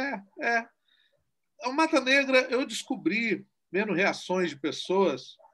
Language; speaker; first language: Portuguese; native; Portuguese